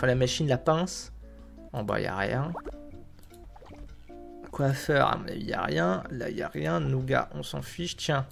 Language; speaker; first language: French; native; French